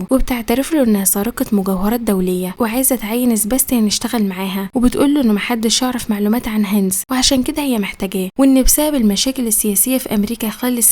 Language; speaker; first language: Arabic; native; Arabic